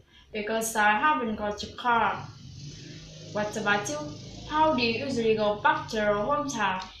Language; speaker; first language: English; non-native, learner; Vietnamese